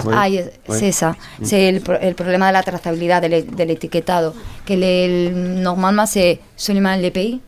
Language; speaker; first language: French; non-native, learner; Spanish